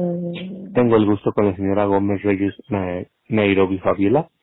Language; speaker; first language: Spanish; native; Spanish